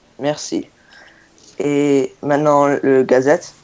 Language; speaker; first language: French; non-native, fluent; English